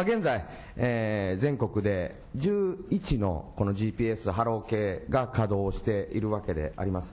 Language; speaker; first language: Japanese; native; Japanese